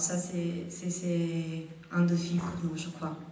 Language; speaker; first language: French; non-native, fluent; Italian